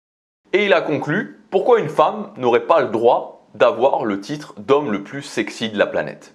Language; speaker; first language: French; native; French